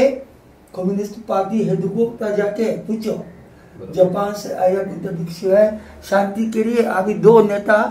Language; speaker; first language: Hindi; non-native, fluent; Japanese